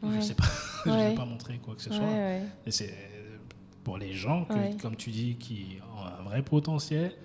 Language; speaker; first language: French; native; French